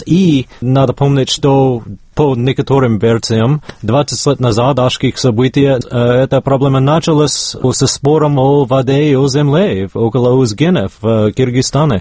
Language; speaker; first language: Russian; non-native, fluent; English